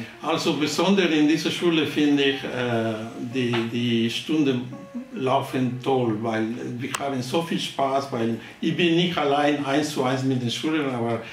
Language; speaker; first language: German; non-native, fluent; Spanish